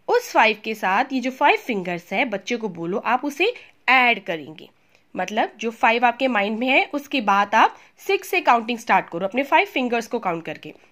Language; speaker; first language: Hindi; native; Hindi